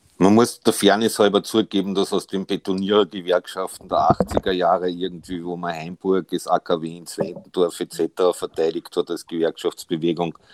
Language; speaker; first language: German; native; German